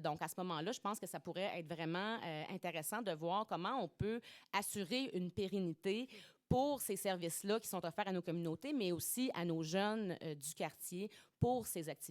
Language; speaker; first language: French; native; French